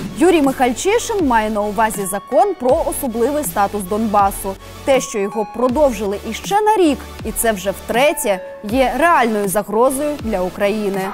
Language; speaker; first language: Ukrainian; native; Ukrainian